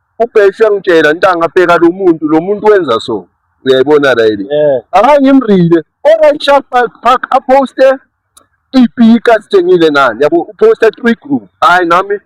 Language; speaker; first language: Zulu; native; Zulu